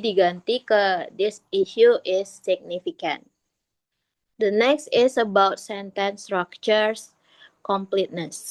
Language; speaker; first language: English; non-native, learner; Indonesian